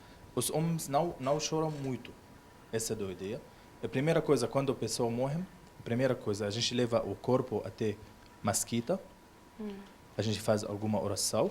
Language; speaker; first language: Portuguese; non-native, learner; Arabic